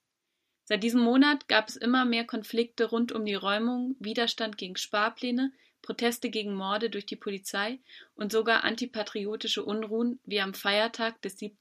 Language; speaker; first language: German; native; German